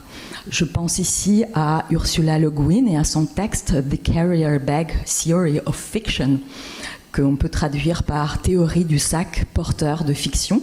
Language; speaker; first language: French; non-native, fluent; Russian